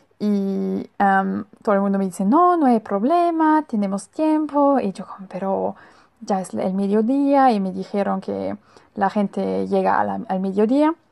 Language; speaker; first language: Spanish; non-native, fluent; German